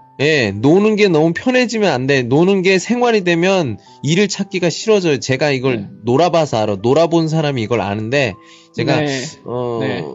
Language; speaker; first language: Korean; non-native, fluent; Chinese